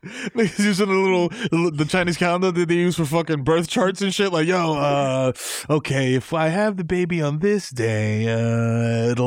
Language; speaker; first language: English; early bilingual, other home language; Spanish